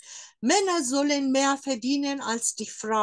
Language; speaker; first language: German; non-native, fluent; Turkish